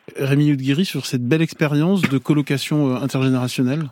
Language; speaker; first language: French; native; French